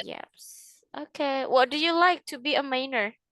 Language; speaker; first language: English; non-native, fluent; Indonesian